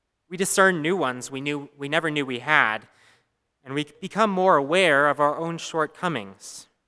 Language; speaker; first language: English; native; English